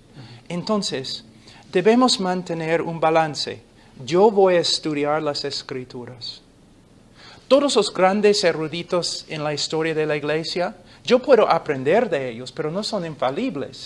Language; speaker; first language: Spanish; non-native, fluent; English